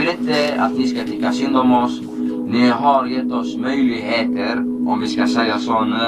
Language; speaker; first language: Swedish; early bilingual, other home language; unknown